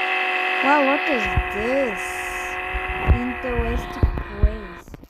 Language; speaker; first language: English; non-native, learner; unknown